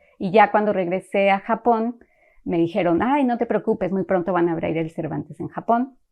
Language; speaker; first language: Spanish; native; Spanish